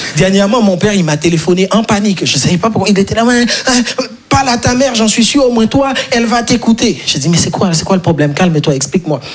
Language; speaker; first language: French; non-native, local second language; Haitian Creole